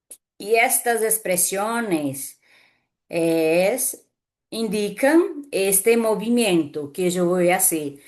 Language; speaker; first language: Spanish; non-native, fluent; Portuguese